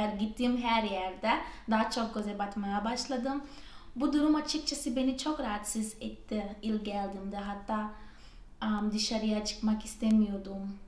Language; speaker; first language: Turkish; non-native, fluent; Portuguese